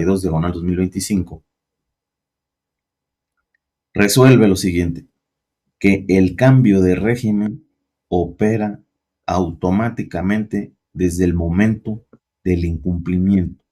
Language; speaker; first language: Spanish; native; Spanish